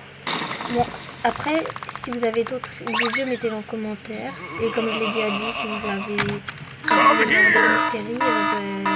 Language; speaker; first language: French; native; French